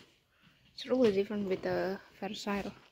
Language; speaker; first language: English; non-native, learner; Indonesian